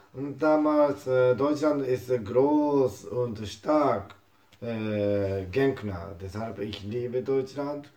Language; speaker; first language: German; non-native, learner; Japanese